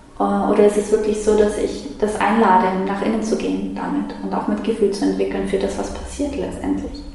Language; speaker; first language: German; early bilingual, other home language; Polish